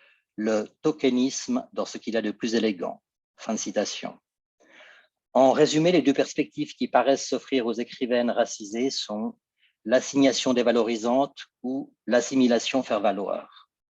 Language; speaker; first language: French; native; French